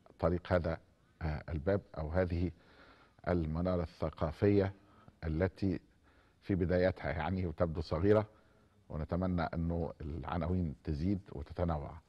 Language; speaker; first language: Arabic; native; Arabic